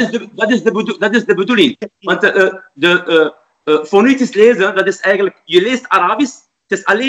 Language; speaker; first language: Dutch; non-native, fluent; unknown